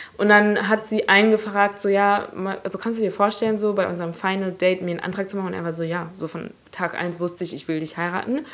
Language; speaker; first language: German; early bilingual, other home language; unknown